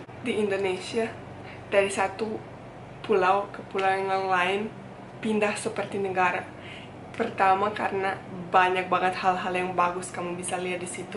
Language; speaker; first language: Indonesian; non-native, fluent; Bosnian